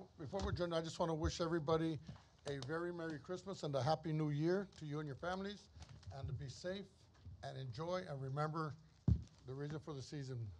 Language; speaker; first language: English; early bilingual, other home language; Spanish